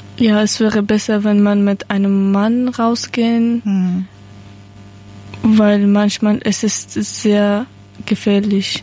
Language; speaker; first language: German; non-native, learner; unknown